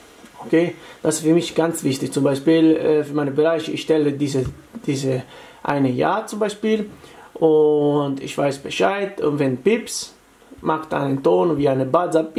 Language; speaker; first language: German; non-native, fluent; Italian